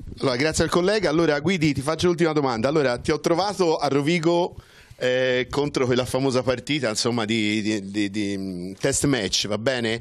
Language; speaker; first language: Italian; native; Italian